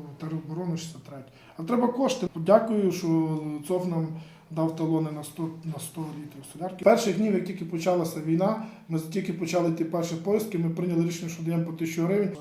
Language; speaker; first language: Ukrainian; native; Ukrainian